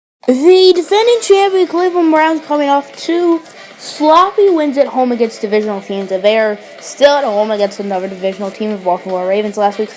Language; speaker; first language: English; native; English